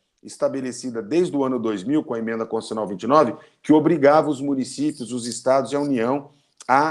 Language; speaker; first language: Portuguese; native; Portuguese